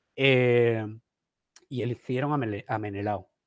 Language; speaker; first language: Spanish; native; Spanish